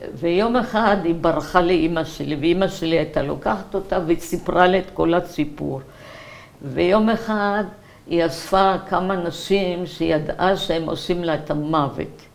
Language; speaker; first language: Hebrew; early bilingual, other home language; Arabic